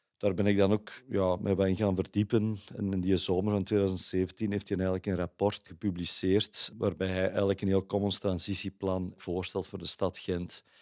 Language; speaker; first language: Dutch; native; Dutch